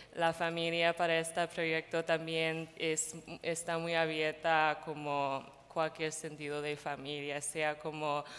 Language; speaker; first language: Spanish; non-native, fluent; English